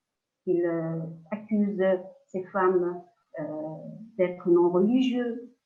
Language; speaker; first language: French; non-native, local second language; Arabic